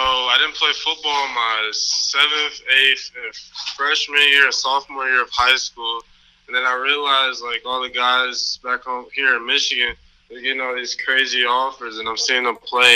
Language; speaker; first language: English; native; English